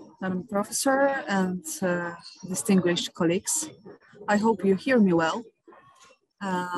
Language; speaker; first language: English; non-native, fluent; Polish